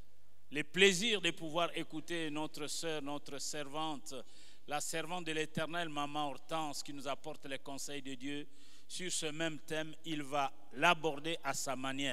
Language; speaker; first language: French; non-native, local second language; Lingala